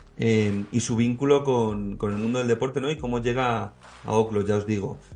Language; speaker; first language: Spanish; native; Spanish